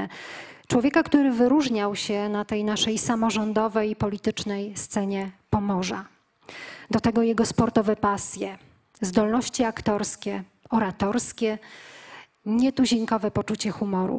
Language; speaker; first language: Polish; native; Polish